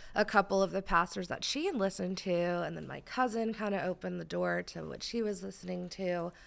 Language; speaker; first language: English; native; English